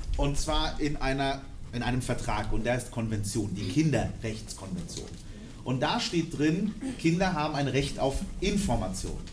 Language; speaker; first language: German; non-native, fluent; Arabic